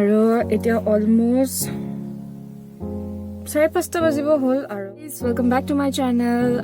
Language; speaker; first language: Hindi; non-native, local second language; Assamese